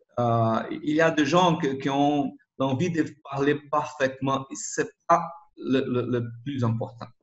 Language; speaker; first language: French; non-native, learner; Portuguese